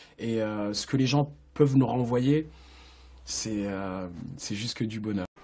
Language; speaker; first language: French; early bilingual, other home language; Kinyarwanda